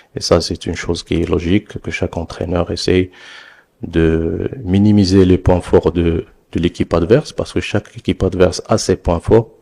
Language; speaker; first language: French; non-native, local second language; Arabic